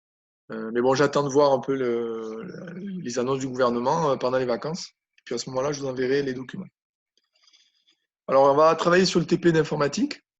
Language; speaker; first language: French; native; French